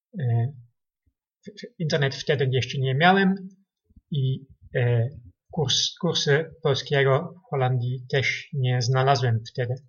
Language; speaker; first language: Polish; non-native, learner; Dutch